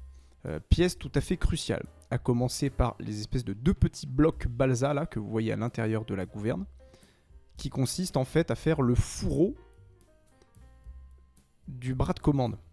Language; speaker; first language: French; native; French